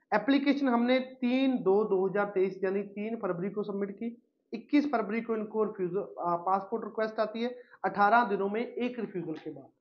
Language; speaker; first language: Hindi; non-native, local second language; Punjabi